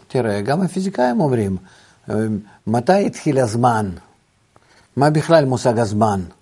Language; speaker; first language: Hebrew; non-native, fluent; Russian